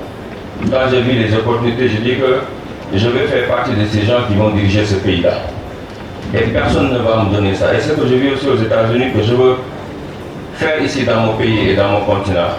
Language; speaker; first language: French; non-native, local second language; Wolof